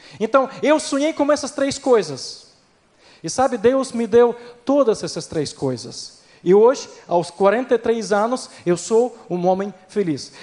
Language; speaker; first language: Portuguese; non-native, fluent; Ukrainian